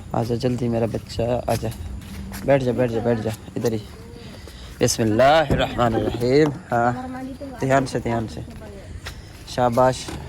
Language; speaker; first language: Urdu; non-native, local second language; Punjabi